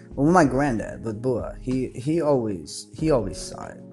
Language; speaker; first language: English; non-native, local second language; Nepali